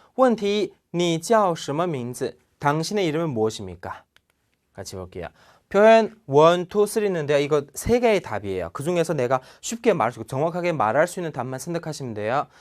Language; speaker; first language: Korean; non-native, fluent; Chinese